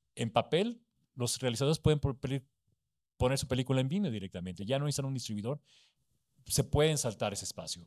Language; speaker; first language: Spanish; native; Spanish